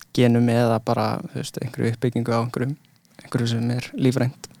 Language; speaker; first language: Icelandic; early bilingual, other home language; English